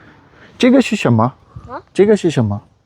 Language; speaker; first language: Chinese; non-native, learner; Urdu